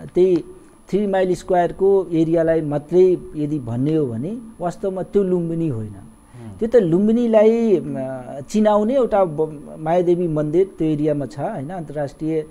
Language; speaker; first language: Nepali; non-native, local second language; Awadhi